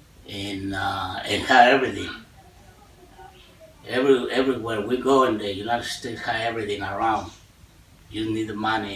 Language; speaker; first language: English; non-native, learner; Spanish